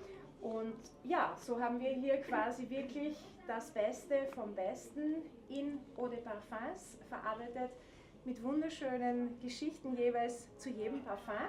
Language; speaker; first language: German; native; German